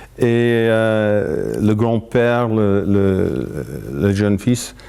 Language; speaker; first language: French; non-native, fluent; English